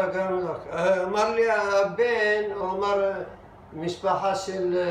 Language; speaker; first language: Hebrew; non-native, fluent; Arabic